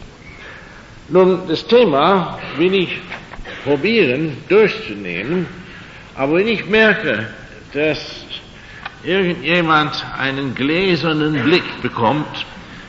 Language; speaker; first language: German; non-native, fluent; English